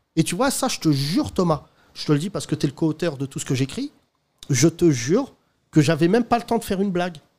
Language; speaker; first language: French; native; French